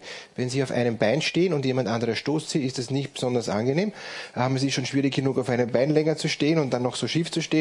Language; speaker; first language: German; native; German